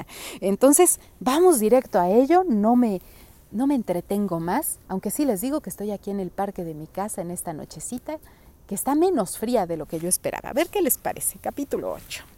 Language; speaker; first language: Spanish; native; Spanish